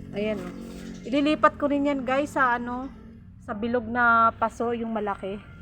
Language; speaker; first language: Filipino; non-native, local second language; Waray